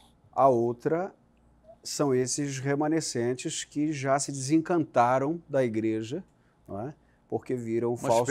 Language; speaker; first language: Portuguese; native; Portuguese